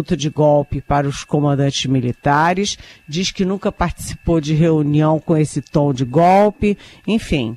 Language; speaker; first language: Portuguese; native; Portuguese